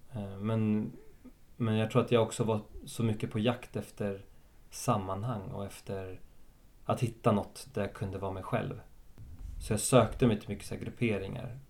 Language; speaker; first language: Swedish; early bilingual, other home language; Spanish